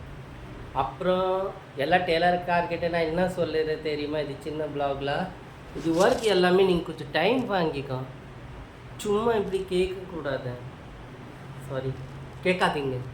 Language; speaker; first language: Tamil; non-native, local second language; Urdu